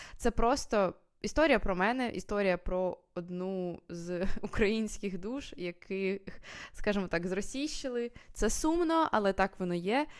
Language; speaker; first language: Ukrainian; native; Ukrainian